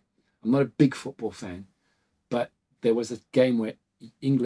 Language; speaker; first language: English; native; English